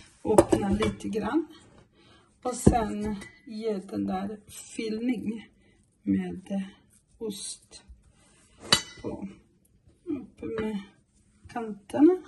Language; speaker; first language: Swedish; non-native, learner; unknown